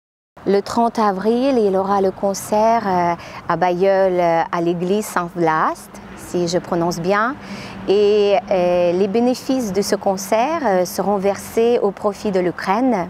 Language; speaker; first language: French; non-native, fluent; Ukrainian